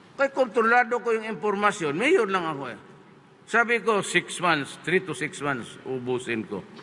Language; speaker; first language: Filipino; non-native, local second language; Cebuano